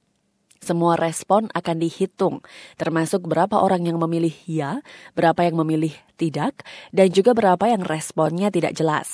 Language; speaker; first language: Indonesian; native; Indonesian